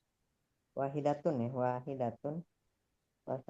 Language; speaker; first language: Arabic; non-native, learner; Indonesian